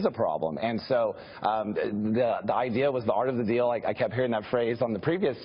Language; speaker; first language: English; native; English